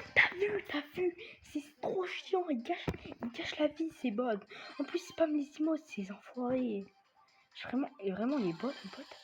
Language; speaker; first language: French; native; French